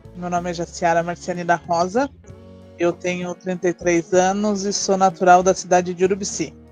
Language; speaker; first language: Portuguese; native; Portuguese